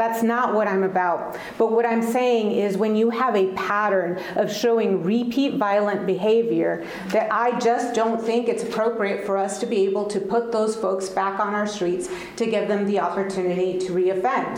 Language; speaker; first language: English; early bilingual, other home language; Spanish